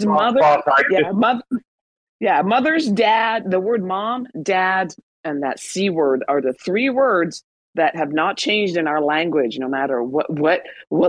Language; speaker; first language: English; early bilingual, other home language; Persian